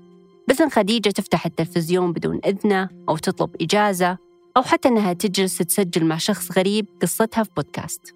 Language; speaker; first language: Arabic; native; Arabic